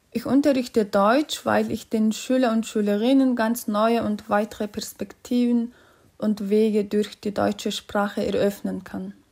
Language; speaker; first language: German; non-native, fluent; Mongolian